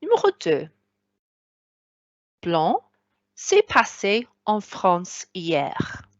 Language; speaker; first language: French; non-native, fluent; Welsh